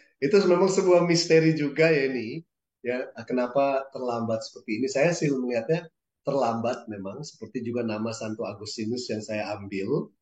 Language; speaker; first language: Indonesian; native; Indonesian